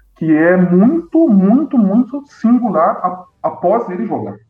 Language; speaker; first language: Portuguese; native; Portuguese